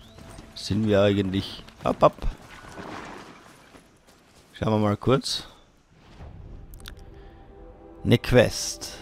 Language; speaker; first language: German; native; German